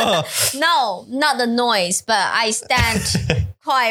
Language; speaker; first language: English; non-native, fluent; Chinese